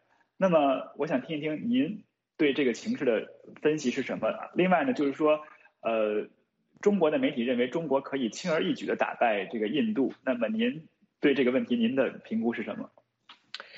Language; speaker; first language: Chinese; native; Chinese